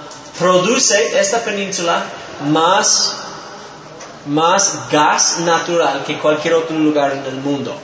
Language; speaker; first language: Spanish; non-native, fluent; English